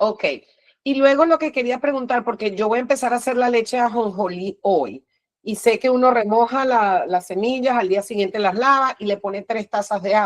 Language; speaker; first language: Spanish; native; Spanish